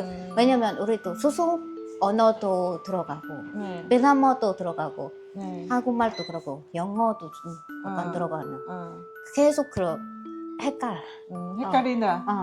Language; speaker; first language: Korean; non-native, learner; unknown